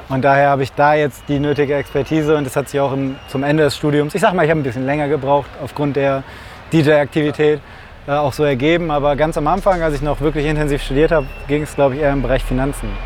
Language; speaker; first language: German; native; German